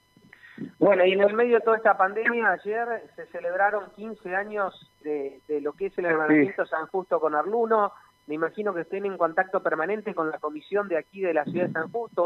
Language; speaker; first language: Spanish; native; Spanish